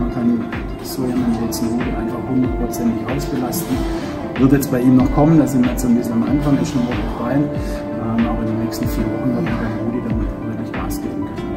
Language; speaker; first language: German; native; German